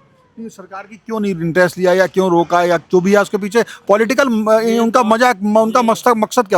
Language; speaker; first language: Hindi; native; Hindi